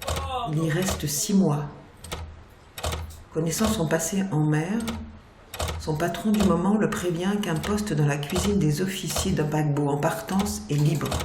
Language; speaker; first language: French; native; French